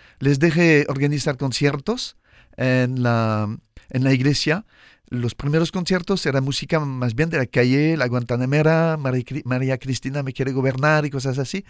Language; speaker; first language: Spanish; non-native, fluent; French